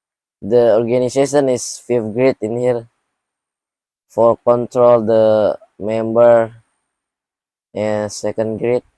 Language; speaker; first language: English; non-native, learner; Indonesian